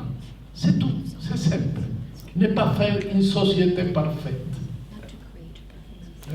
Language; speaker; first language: French; non-native, fluent; Spanish